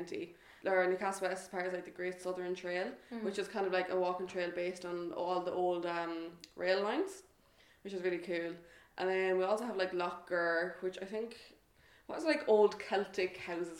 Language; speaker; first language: English; native; English